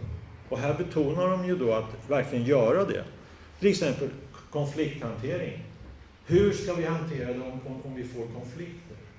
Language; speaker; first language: Swedish; native; Swedish